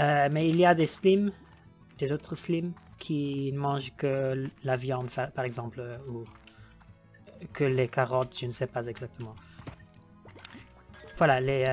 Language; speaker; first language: French; non-native, learner; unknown